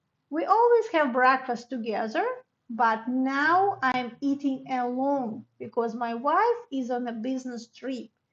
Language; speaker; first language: English; non-native, fluent; Ukrainian